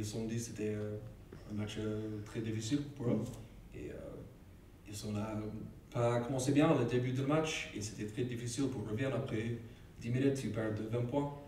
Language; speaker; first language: French; non-native, learner; English